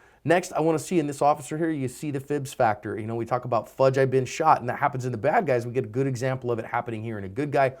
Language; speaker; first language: English; native; English